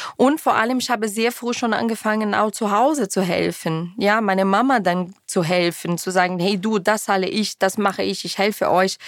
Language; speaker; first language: German; non-native, fluent; Portuguese